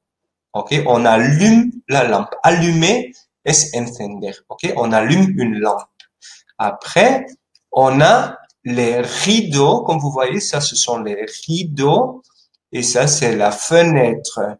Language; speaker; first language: French; non-native, fluent; Spanish